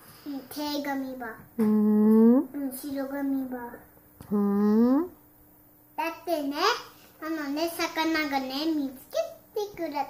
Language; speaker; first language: Japanese; early bilingual, other home language; English